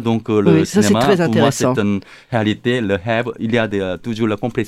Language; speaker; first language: French; non-native, learner; Korean